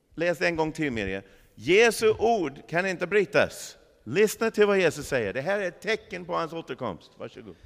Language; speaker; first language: Swedish; non-native, fluent; English